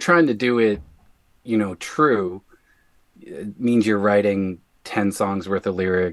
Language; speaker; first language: English; native; English